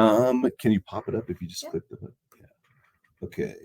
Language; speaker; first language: English; native; English